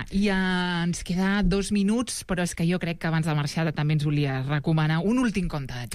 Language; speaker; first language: Catalan; native; Catalan